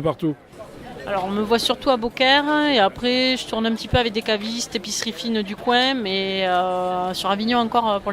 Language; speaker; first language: French; native; French